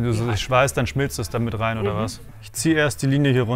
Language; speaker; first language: German; native; German